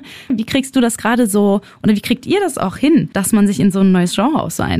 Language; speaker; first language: German; native; German